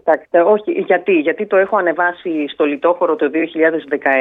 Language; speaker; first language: Greek; native; Greek